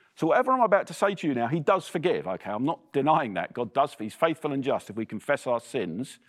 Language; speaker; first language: English; native; English